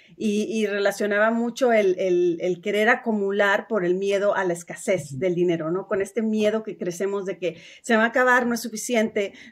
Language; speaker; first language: Spanish; native; Spanish